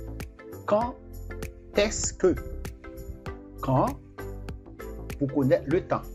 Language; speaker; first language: French; non-native, fluent; Portuguese